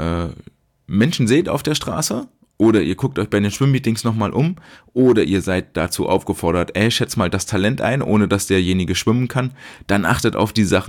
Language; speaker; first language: German; native; German